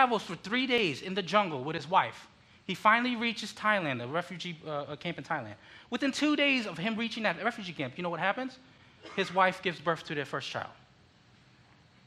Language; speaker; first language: English; native; English